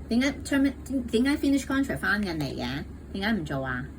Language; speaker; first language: Cantonese; native; Cantonese